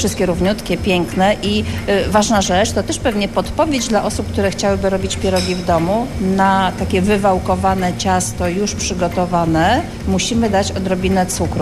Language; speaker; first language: Polish; native; Polish